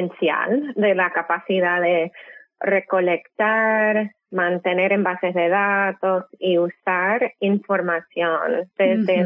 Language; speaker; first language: Spanish; non-native, fluent; English